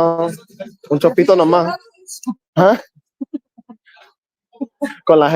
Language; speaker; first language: Spanish; non-native, learner; English